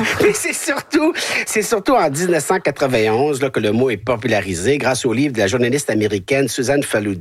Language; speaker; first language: French; native; French